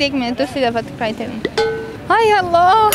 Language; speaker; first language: Hindi; non-native, learner; Azerbaijani